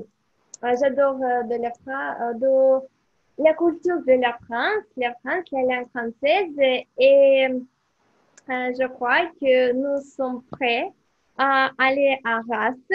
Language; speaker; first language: French; non-native, learner; Russian